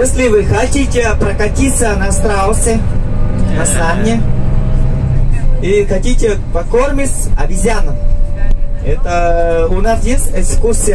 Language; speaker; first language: Russian; non-native, learner; Vietnamese